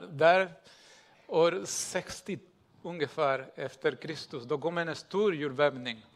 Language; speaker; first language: Swedish; non-native, fluent; Spanish